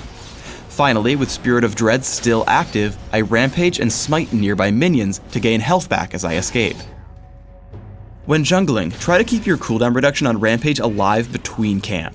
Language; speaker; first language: English; native; English